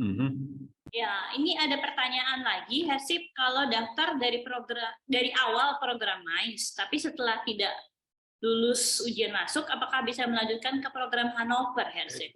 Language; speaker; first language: Indonesian; native; Indonesian